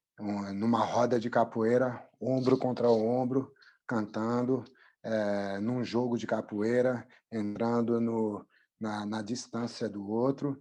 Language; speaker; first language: Portuguese; non-native, fluent; French